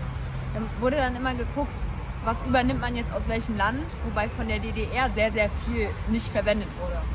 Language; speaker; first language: German; native; German